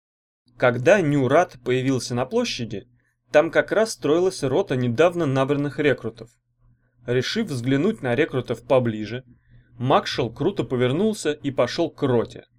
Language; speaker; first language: Russian; native; Russian